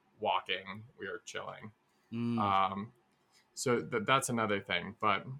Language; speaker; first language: English; native; English